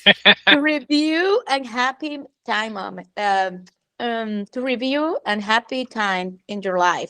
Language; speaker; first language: English; non-native, learner; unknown